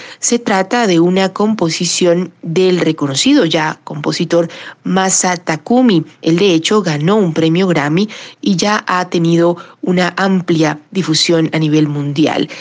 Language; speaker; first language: Spanish; native; Spanish